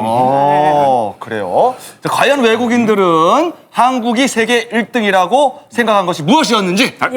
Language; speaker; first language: Korean; native; Korean